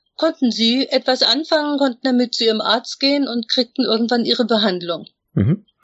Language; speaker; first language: German; native; German